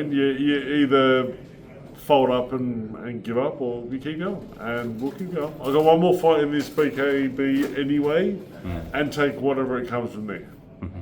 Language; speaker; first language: English; native; English